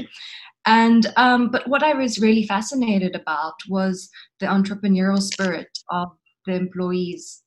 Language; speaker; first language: English; native; English